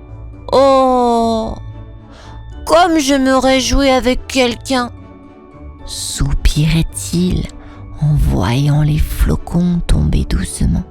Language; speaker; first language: French; native; French